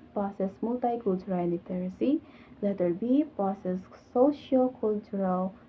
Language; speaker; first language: English; non-native, local second language; Filipino